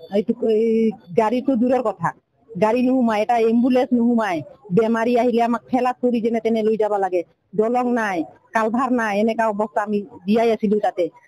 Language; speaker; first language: Assamese; non-native, local second language; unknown